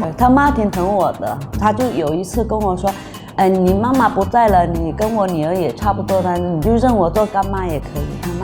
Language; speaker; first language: Chinese; non-native, local second language; Hakka Chinese